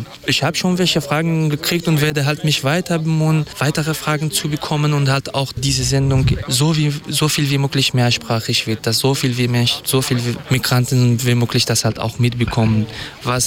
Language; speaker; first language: German; non-native, fluent; Kurdish